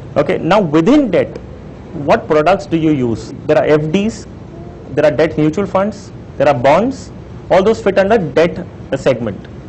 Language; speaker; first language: English; non-native, local second language; Hindi